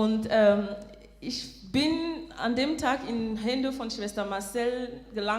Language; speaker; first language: German; non-native, fluent; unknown